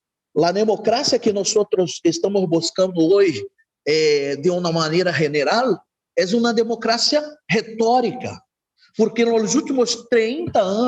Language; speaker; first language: Spanish; non-native, learner; Portuguese